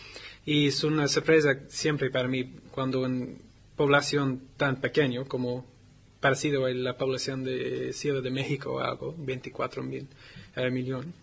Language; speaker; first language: Spanish; non-native, learner; English